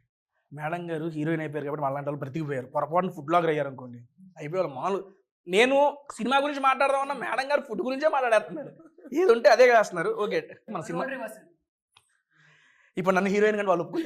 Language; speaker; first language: Telugu; native; Telugu